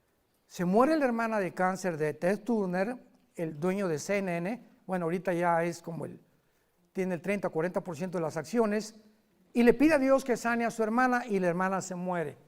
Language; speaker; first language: Spanish; native; Spanish